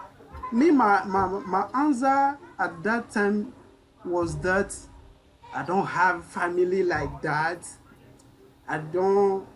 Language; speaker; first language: English; non-native, learner; French